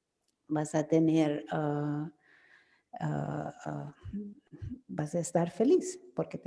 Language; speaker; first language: Spanish; non-native, fluent; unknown